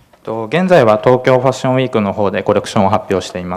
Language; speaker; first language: Japanese; native; Japanese